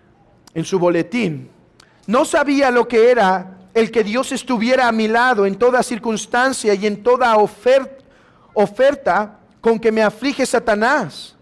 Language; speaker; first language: Spanish; native; Spanish